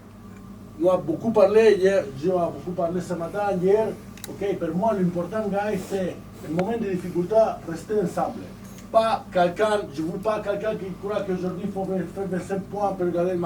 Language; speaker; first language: French; non-native, learner; Spanish